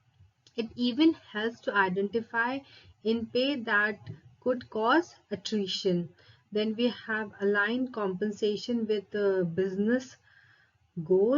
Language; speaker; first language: English; non-native, local second language; Hindi